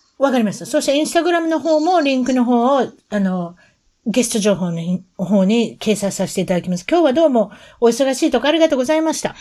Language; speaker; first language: Japanese; native; Japanese